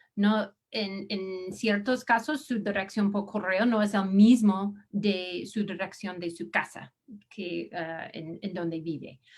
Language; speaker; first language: Spanish; non-native, learner; English